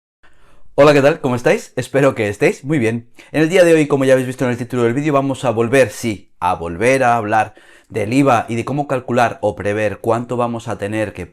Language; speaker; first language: Spanish; native; Spanish